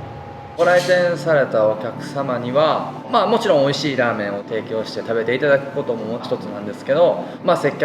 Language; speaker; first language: Japanese; native; Japanese